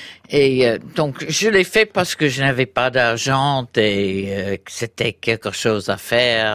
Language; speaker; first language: French; non-native, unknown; English